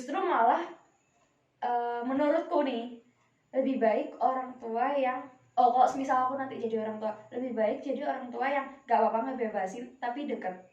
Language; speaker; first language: Indonesian; native; Indonesian